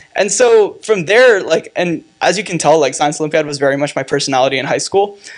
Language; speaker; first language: English; native; English